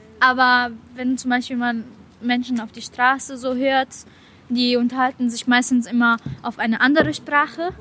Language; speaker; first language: German; non-native, fluent; Italian